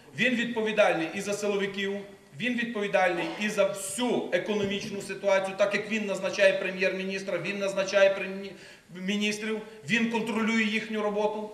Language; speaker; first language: Ukrainian; native; Ukrainian